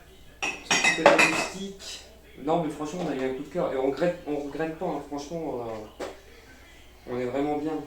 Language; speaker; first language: French; native; French